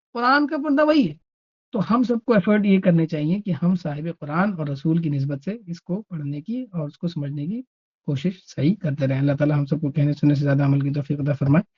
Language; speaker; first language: Urdu; native; Urdu